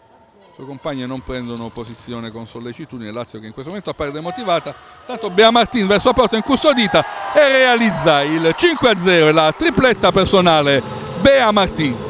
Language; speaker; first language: Italian; native; Italian